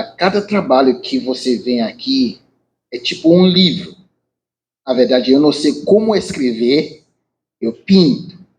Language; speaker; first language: Portuguese; non-native, learner; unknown